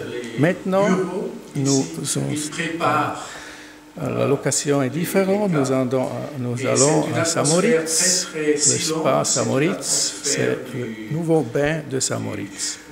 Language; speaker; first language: French; non-native, learner; German